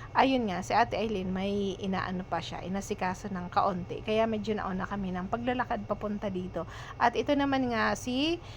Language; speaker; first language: Filipino; non-native, local second language; Bikol